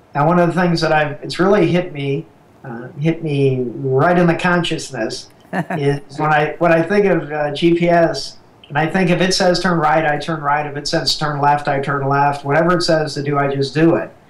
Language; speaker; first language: English; native; English